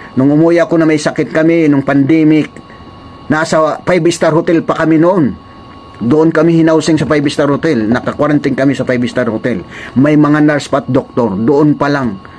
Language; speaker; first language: Filipino; non-native, local second language; Waray